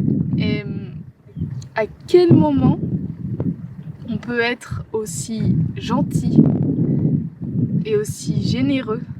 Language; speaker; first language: French; native; French